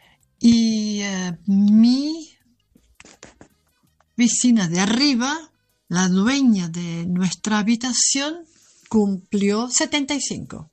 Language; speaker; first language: Spanish; non-native, learner; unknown